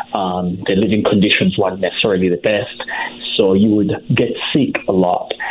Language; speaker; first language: English; early bilingual, other home language; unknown